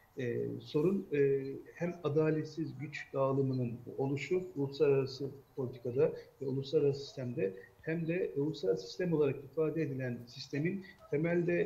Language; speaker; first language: Turkish; native; Turkish